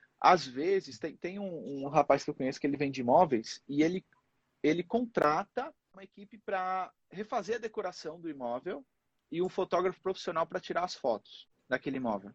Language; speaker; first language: Portuguese; native; Portuguese